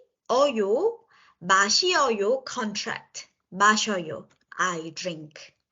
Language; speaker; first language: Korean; native; Korean